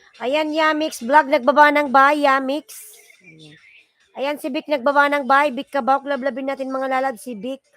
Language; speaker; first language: Filipino; non-native, local second language; Bikol